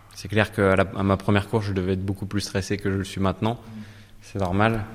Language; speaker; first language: French; native; French